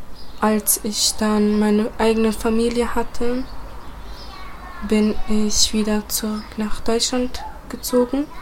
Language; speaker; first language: German; early bilingual, other home language; Bosnian